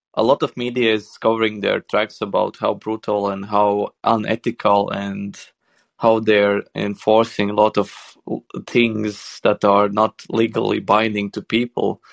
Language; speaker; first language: English; non-native, fluent; Swedish